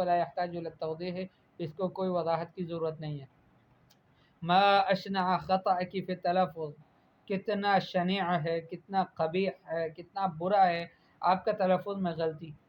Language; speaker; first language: Urdu; native; Urdu